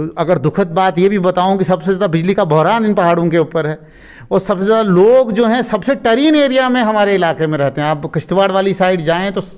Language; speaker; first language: Hindi; non-native, local second language; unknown